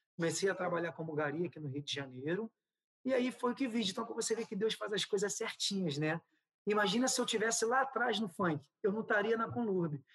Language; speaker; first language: Portuguese; native; Portuguese